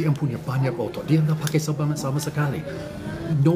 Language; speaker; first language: Indonesian; non-native, learner; English